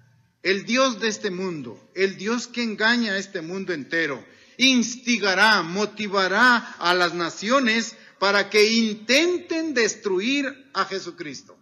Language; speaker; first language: Spanish; native; Spanish